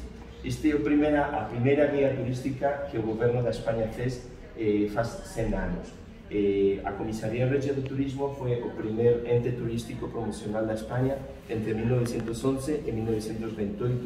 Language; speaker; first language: Portuguese; non-native, fluent; Spanish